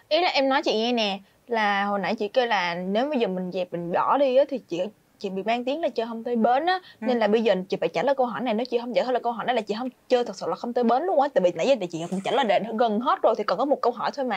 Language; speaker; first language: Vietnamese; native; Vietnamese